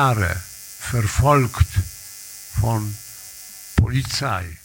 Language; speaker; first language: German; non-native, learner; Polish